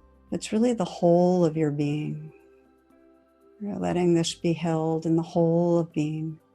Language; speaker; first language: English; native; English